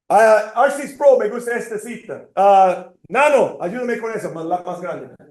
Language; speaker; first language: Spanish; non-native, fluent; English